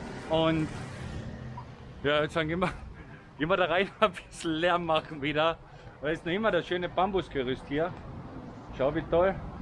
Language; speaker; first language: German; native; German